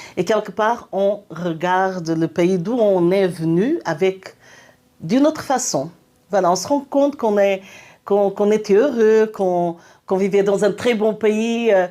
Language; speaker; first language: French; non-native, fluent; Portuguese